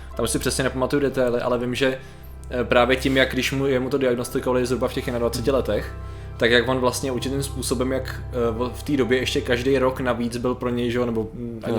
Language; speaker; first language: Czech; native; Czech